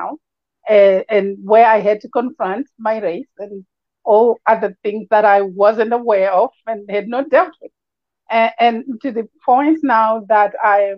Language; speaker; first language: English; non-native, local second language; Shona